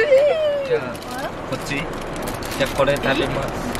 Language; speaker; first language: Japanese; early bilingual, other home language; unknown